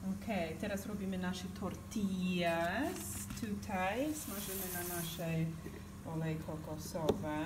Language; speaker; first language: Polish; non-native, learner; English